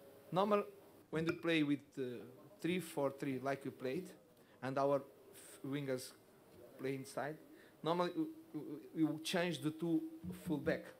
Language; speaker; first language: English; non-native, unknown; Portuguese